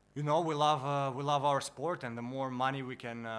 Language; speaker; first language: English; non-native, fluent; Russian